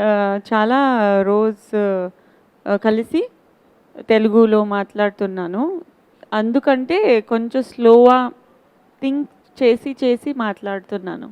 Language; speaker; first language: Telugu; non-native, fluent; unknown